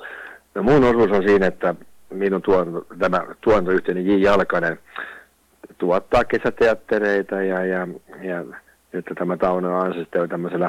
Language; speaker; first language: Finnish; native; Finnish